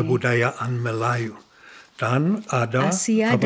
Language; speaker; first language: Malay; non-native, learner; Czech